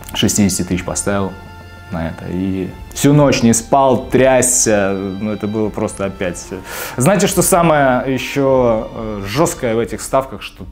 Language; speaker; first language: Russian; native; Russian